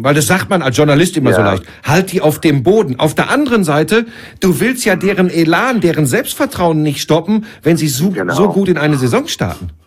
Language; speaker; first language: German; native; German